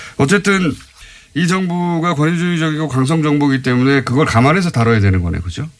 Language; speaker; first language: Korean; native; Korean